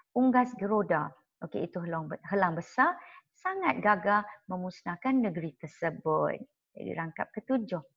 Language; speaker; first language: Malay; non-native, local second language; Chinese